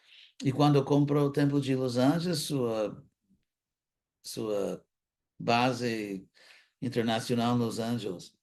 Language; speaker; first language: Portuguese; non-native, fluent; English